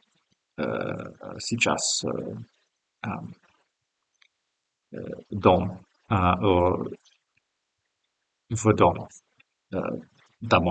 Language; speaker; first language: Russian; non-native, learner; English